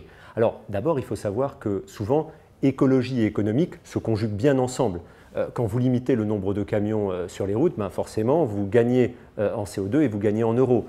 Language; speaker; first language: French; native; French